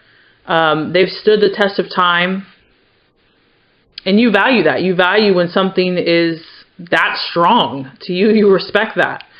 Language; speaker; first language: English; native; English